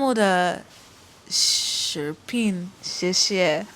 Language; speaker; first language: Chinese; early bilingual, heritage; Chinese